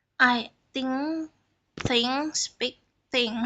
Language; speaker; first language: English; non-native, learner; Indonesian